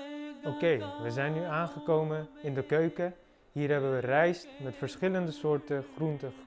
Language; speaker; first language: Dutch; early bilingual, other home language; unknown